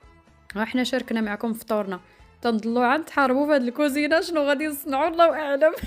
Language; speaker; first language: Arabic; native; Arabic